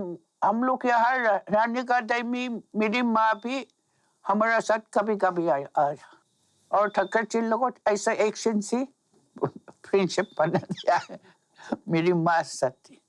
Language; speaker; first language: Hindi; non-native, local second language; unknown